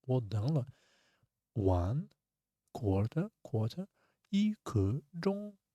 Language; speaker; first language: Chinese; non-native, fluent; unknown